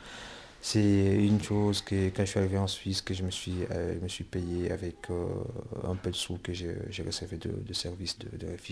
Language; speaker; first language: French; non-native, local second language; Rundi